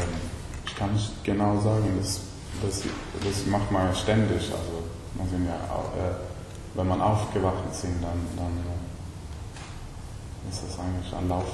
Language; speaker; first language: German; non-native, learner; Swedish